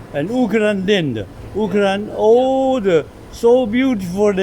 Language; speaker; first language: English; non-native, learner; Chinese